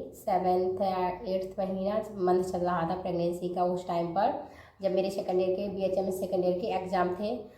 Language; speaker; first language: Hindi; native; Hindi